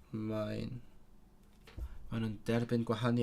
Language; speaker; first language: Welsh; non-native, learner; Cantonese